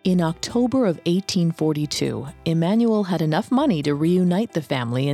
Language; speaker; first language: English; native; English